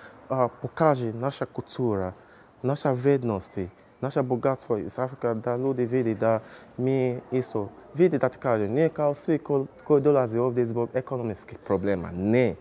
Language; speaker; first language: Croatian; non-native, learner; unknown